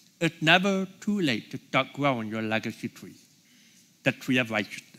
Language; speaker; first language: English; native; English